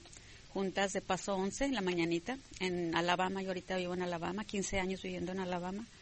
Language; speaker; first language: Spanish; native; Spanish